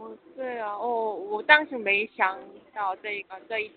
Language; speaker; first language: Chinese; non-native, learner; Korean